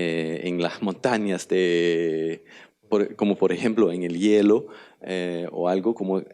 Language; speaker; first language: Spanish; non-native, learner; Danish